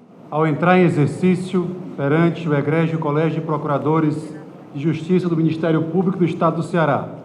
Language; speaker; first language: Portuguese; native; Portuguese